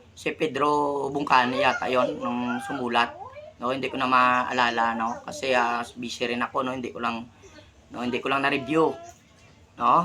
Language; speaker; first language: Filipino; non-native, local second language; Hiligaynon